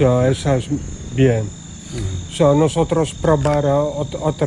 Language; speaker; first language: Spanish; non-native, learner; English